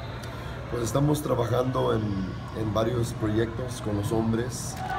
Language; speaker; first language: Spanish; native; Spanish